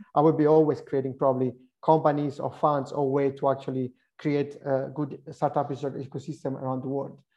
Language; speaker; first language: English; non-native, fluent; Italian